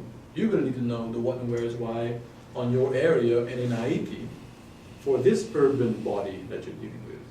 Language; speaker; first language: English; non-native, fluent; Dutch